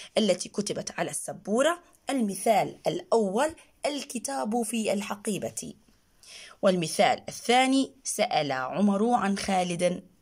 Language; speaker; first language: Arabic; native; Arabic